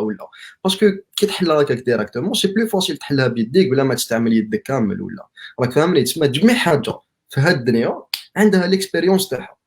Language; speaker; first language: Arabic; native; Arabic